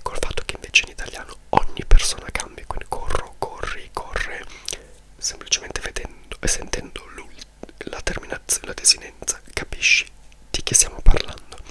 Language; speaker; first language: Italian; non-native, fluent; English